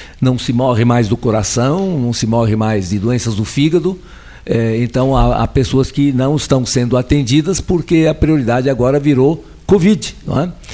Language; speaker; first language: Portuguese; early bilingual, other home language; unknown